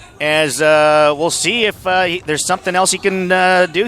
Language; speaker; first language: English; native; English